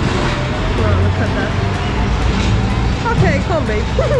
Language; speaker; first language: English; non-native, learner; Spanish